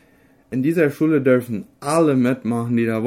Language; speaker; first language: German; non-native, local second language; Low German